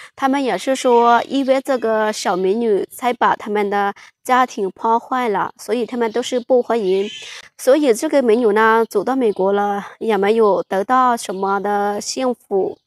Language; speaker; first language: Chinese; non-native, fluent; Lao